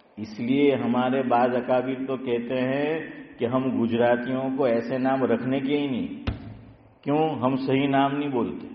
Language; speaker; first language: Urdu; non-native, local second language; Gujarati